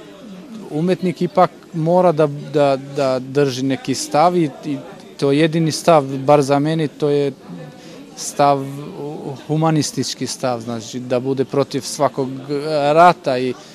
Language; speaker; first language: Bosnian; non-native, local second language; Albanian